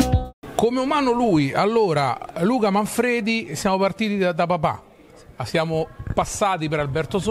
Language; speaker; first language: Italian; native; Italian